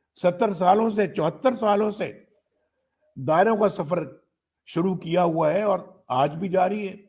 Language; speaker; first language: Urdu; non-native, local second language; Punjabi